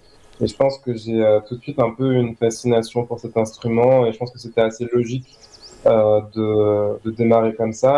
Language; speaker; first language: French; native; French